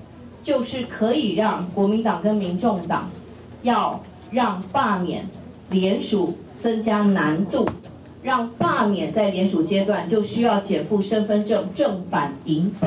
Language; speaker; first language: Chinese; native; Chinese